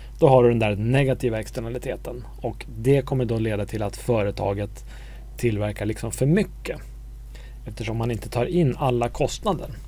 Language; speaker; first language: Swedish; native; Swedish